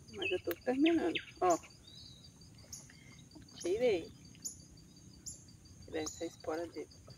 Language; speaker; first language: Portuguese; native; Portuguese